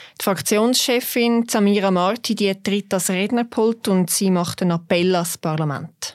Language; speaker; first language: German; native; German